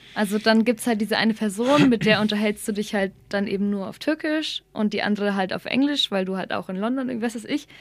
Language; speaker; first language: German; early bilingual, other home language; Somali